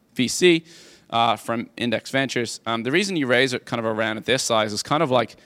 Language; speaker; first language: English; native; English